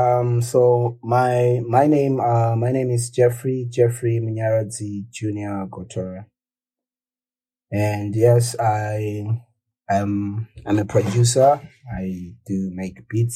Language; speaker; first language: English; non-native, local second language; Shona